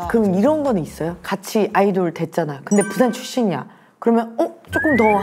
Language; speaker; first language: Korean; native; Korean